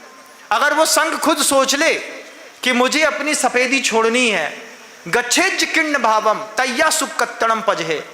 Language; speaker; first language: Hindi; native; Hindi